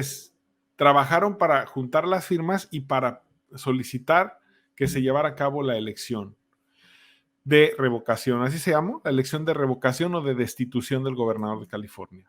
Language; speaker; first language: Spanish; native; Spanish